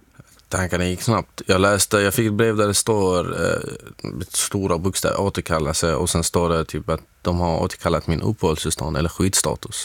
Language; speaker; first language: Swedish; non-native, fluent; Arabic